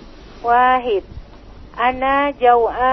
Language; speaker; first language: Arabic; non-native, learner; Indonesian